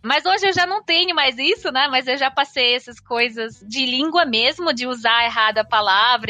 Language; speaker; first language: Portuguese; non-native, fluent; Russian